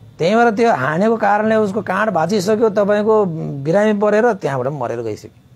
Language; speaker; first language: Nepali; non-native, local second language; Newari